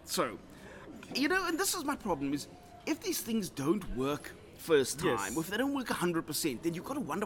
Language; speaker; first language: English; native; English